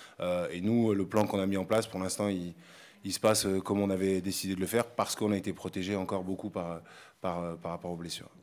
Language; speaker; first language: French; native; French